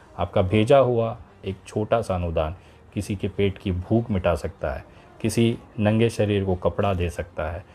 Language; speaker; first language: Hindi; native; Hindi